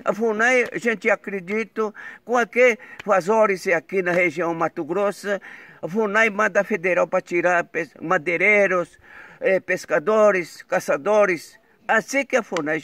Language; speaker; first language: Portuguese; non-native, local second language; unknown